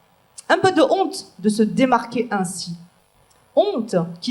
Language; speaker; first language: French; native; French